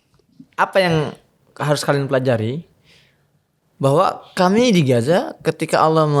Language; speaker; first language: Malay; non-native, fluent; Arabic